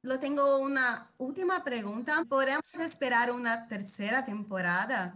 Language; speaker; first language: Spanish; non-native, fluent; Portuguese